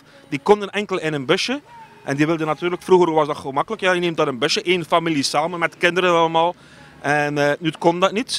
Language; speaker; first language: Dutch; native; Dutch